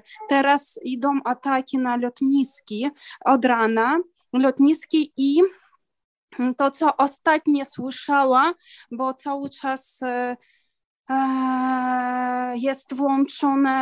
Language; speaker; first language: Polish; non-native, learner; Ukrainian